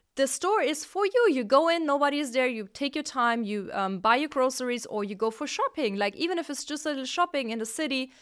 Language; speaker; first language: English; non-native, fluent; Italian